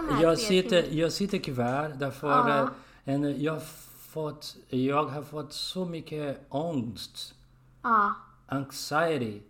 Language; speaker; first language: Swedish; non-native, learner; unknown